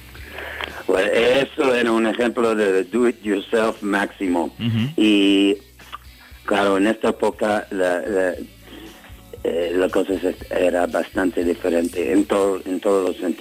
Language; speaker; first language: Spanish; non-native, learner; English